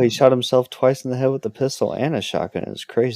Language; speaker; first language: English; native; English